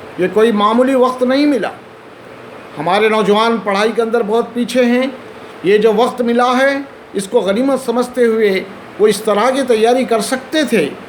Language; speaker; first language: Urdu; native; Urdu